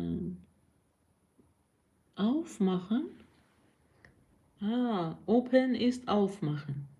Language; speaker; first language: German; non-native, learner; Persian